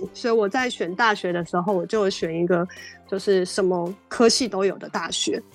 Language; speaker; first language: Chinese; native; Chinese